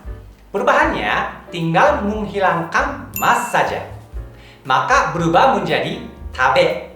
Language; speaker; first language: Indonesian; non-native, fluent; Japanese